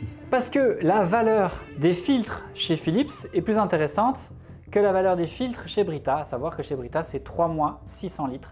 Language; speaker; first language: French; native; French